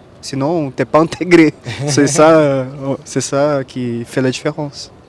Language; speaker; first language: French; non-native, fluent; Portuguese